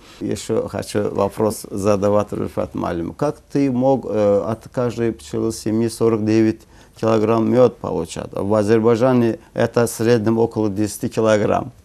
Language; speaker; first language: Russian; non-native, local second language; Azerbaijani